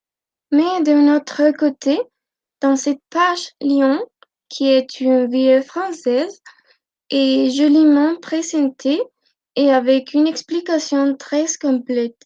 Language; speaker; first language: French; non-native, learner; Spanish